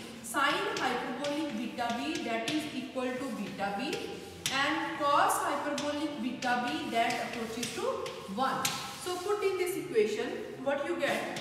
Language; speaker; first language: English; non-native, local second language; Hindi